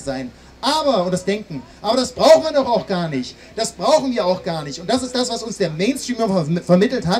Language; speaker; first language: German; native; German